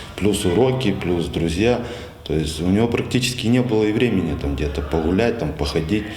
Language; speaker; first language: Russian; native; Russian